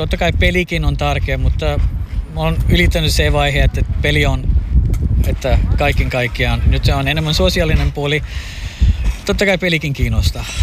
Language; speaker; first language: Finnish; non-native, fluent; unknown